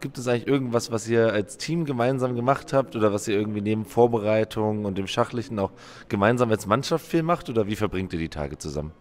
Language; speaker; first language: German; native; German